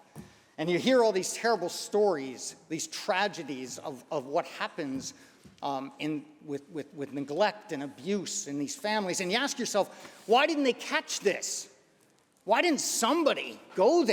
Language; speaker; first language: English; native; English